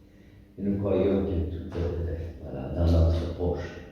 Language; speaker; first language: French; non-native, fluent; Greek